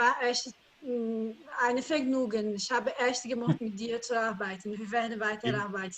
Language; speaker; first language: German; non-native, learner; Portuguese